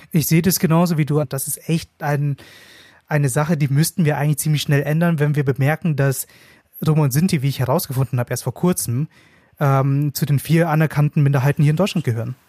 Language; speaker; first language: German; early bilingual, other home language; Vietnamese